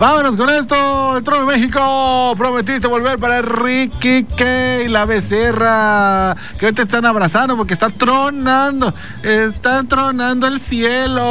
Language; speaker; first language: Spanish; native; Spanish